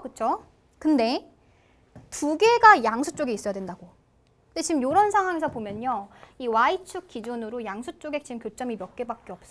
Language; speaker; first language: Korean; native; Korean